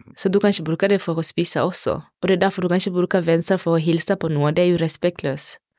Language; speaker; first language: Norwegian; non-native, fluent; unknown